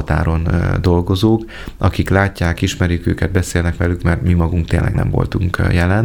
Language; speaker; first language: Hungarian; native; Hungarian